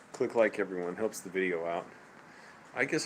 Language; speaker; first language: English; native; English